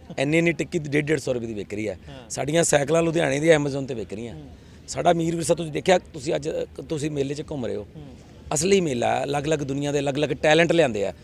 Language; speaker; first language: Punjabi; native; Punjabi